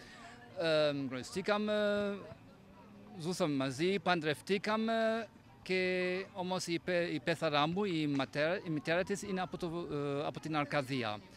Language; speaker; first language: Greek; non-native, fluent; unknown